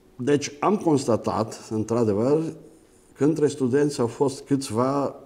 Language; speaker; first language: Romanian; native; Romanian